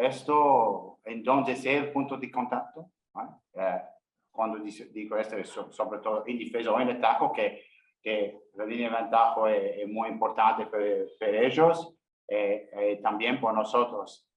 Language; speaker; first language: Spanish; non-native, learner; English